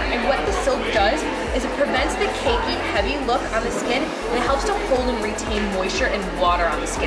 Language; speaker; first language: English; native; English